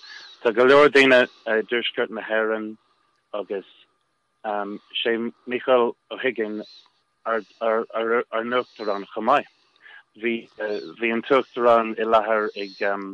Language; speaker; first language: Irish; non-native, local second language; English